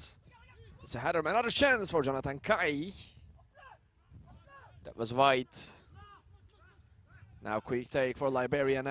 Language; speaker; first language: English; non-native, fluent; Turkish